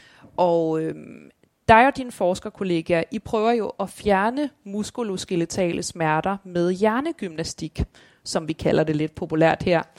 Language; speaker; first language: Danish; native; Danish